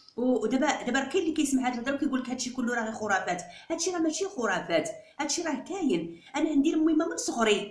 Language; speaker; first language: Arabic; native; Arabic